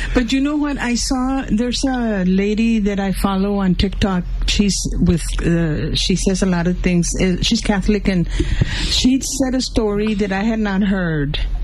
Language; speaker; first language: English; early bilingual, other home language; Spanish